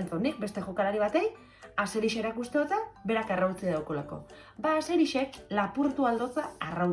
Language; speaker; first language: Basque; native; Basque